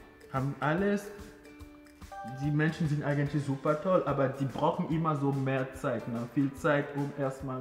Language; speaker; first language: German; non-native, fluent; Ewe